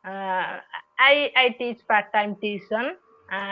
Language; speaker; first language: English; non-native, learner; Odia